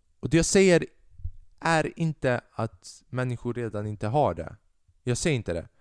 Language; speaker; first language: Swedish; early bilingual, other home language; Albanian